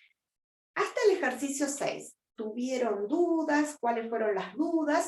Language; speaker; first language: Spanish; native; Spanish